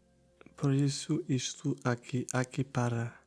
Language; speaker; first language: Portuguese; non-native, learner; German